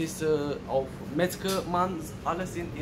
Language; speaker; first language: German; non-native, learner; Turkish